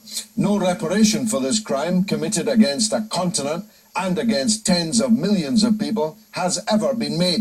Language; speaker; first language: English; native; English